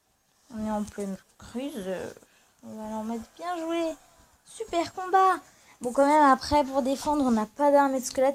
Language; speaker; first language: French; native; French